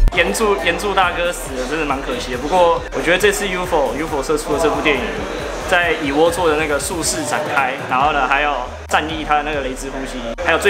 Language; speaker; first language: Chinese; native; Chinese